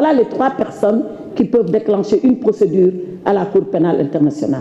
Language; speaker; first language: French; non-native, local second language; Wolof